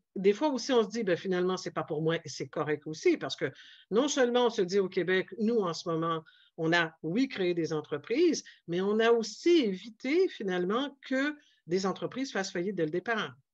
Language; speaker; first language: French; native; French